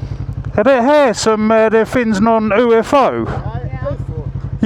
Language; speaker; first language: Swedish; non-native, learner; English